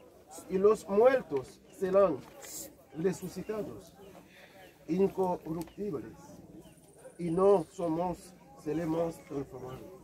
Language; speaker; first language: Spanish; non-native, learner; Haitian Creole